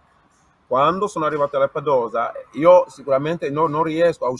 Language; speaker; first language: Italian; non-native, learner; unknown